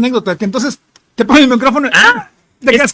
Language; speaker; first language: Spanish; native; Spanish